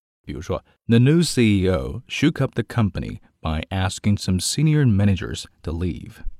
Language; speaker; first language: English; non-native, fluent; Chinese